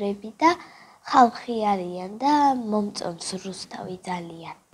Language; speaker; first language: Georgian; early bilingual, other home language; Korean